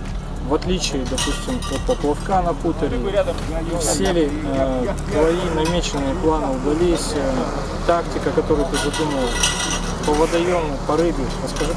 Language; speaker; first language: Russian; native; Russian